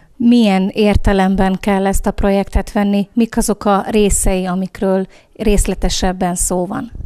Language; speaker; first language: Hungarian; native; Hungarian